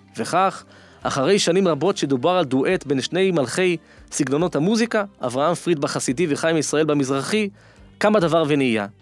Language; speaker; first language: Hebrew; native; Hebrew